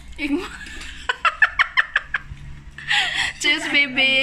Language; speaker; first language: German; non-native, learner; Cebuano